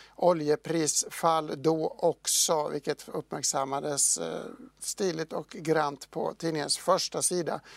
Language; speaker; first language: Swedish; native; Swedish